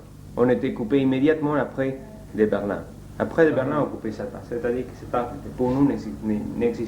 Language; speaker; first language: French; non-native, learner; Spanish